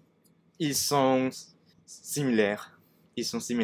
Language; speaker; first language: French; non-native, learner; Cantonese